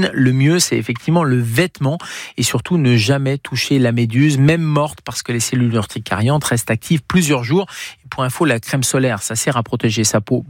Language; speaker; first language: French; native; French